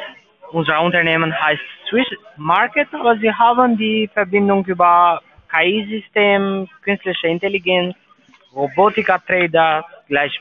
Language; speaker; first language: German; non-native, learner; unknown